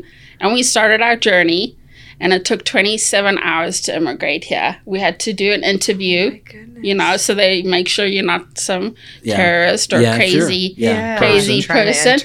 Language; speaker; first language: English; native; English